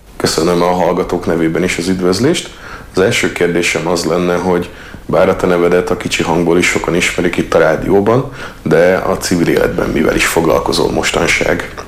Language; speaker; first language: Hungarian; native; Hungarian